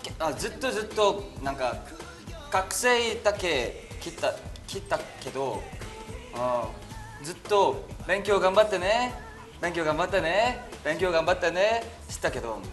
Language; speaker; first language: Japanese; non-native, learner; Korean